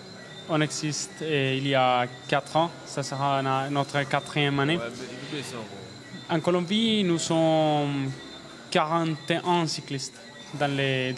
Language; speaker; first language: French; non-native, learner; Spanish